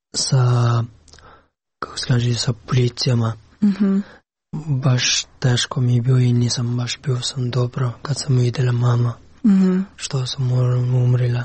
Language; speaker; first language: Serbian; non-native, learner; Pashto